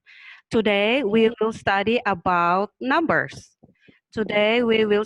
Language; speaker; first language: English; non-native, learner; Thai